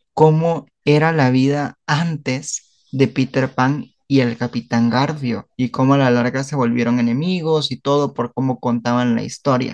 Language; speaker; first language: Spanish; native; Spanish